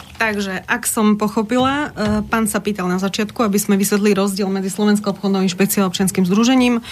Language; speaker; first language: Slovak; native; Slovak